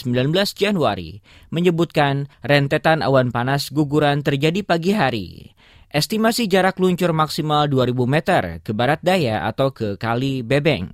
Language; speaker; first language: Indonesian; native; Indonesian